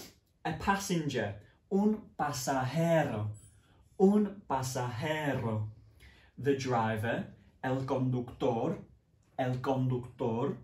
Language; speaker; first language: Spanish; non-native, fluent; English